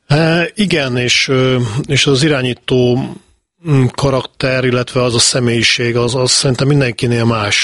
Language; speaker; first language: Hungarian; native; Hungarian